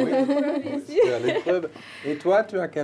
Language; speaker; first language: French; non-native, fluent; Dutch